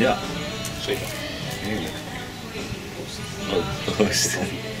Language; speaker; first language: Dutch; native; Dutch